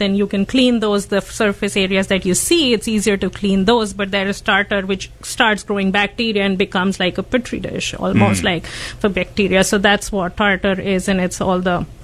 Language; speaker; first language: English; non-native, local second language; Hindi